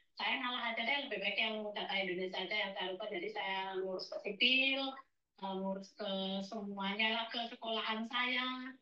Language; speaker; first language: Indonesian; native; Indonesian